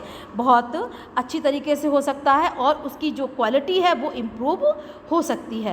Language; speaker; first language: Hindi; native; Hindi